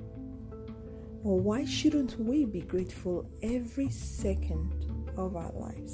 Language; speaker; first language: English; non-native, local second language; Yoruba